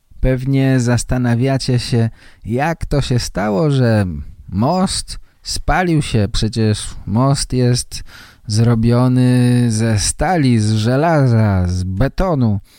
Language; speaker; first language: Polish; native; Polish